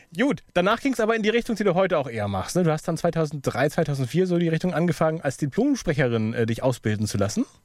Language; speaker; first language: German; native; German